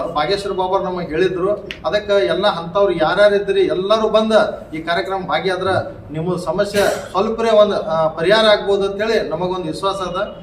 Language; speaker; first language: Kannada; non-native, local second language; Lambadi